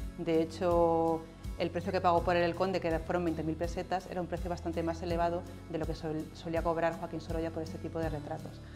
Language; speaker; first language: Spanish; native; Spanish